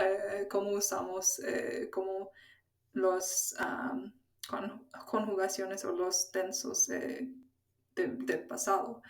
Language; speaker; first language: Spanish; non-native, fluent; English